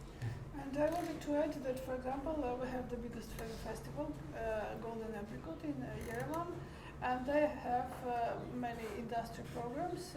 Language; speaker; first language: English; non-native, learner; Armenian